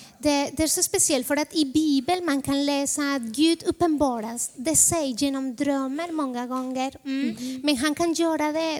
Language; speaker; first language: Swedish; non-native, fluent; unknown